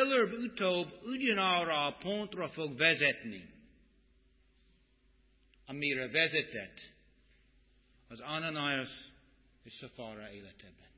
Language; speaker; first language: Hungarian; non-native, fluent; English